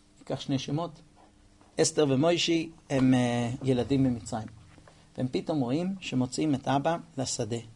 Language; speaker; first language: Hebrew; non-native, fluent; English